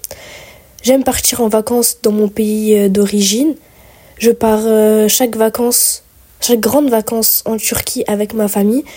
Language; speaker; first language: French; early bilingual, other home language; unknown